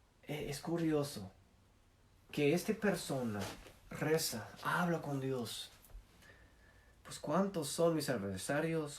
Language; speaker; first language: Spanish; non-native, fluent; English